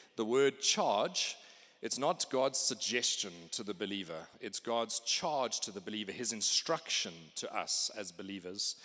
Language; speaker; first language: English; native; English